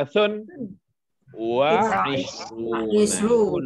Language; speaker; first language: Arabic; non-native, fluent; Indonesian